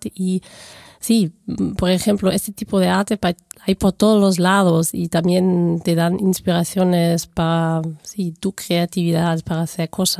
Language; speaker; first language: Spanish; non-native, fluent; German